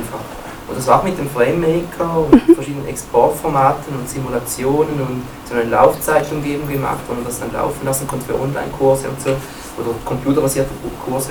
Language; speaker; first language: German; native; German